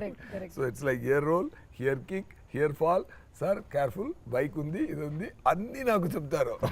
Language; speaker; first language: Telugu; non-native, learner; Tamil